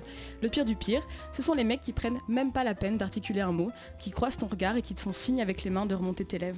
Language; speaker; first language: French; native; French